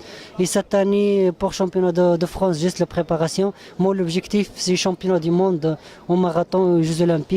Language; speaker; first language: French; non-native, learner; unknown